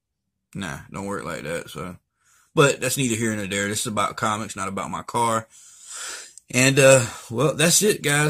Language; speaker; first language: English; native; English